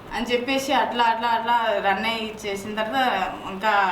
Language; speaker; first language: Telugu; non-native, local second language; Odia